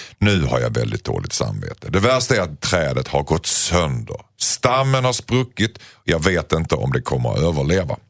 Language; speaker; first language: Swedish; native; Swedish